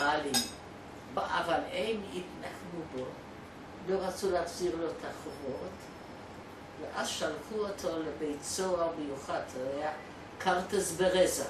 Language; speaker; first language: Hebrew; non-native, fluent; Polish